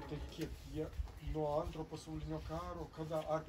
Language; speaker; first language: Lithuanian; native; Lithuanian